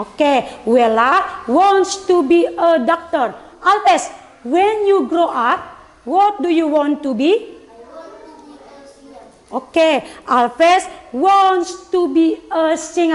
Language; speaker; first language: English; non-native, learner; Indonesian